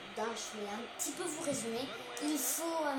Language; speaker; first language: French; native; French